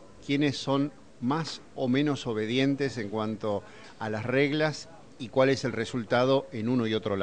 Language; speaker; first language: Spanish; native; Spanish